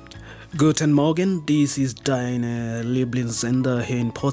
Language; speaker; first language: German; non-native, learner; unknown